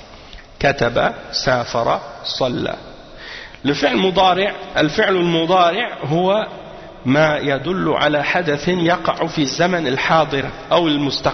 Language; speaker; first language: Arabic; non-native, fluent; French